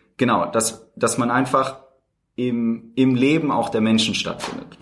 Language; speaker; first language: German; native; German